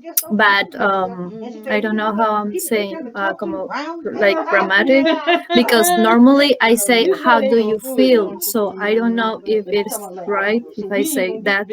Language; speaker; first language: English; non-native, learner; Spanish